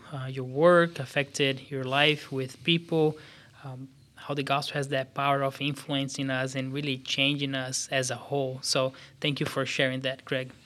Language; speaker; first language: English; non-native, fluent; Portuguese